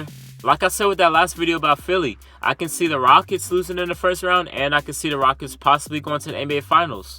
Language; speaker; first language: English; native; English